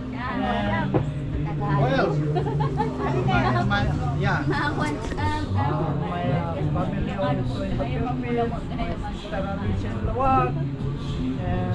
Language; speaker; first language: English; non-native, local second language; Filipino